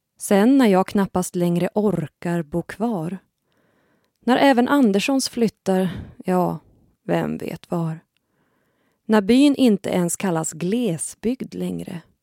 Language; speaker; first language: Swedish; native; Swedish